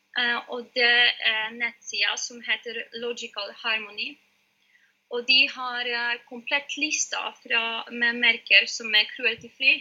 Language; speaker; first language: Norwegian; non-native, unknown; Polish